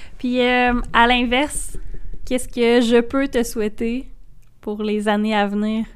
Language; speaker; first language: French; native; French